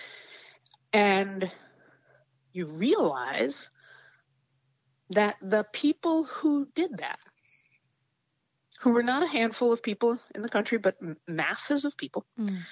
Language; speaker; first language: English; native; English